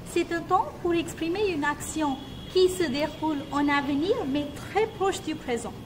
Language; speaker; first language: French; non-native, fluent; Hindi